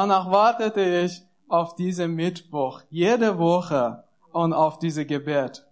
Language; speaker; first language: German; non-native, learner; Persian